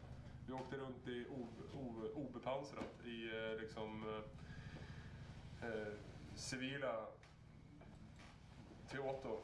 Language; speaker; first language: Swedish; native; Swedish